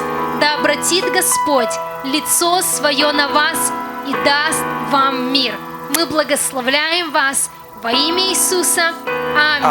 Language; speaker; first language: Russian; native; Russian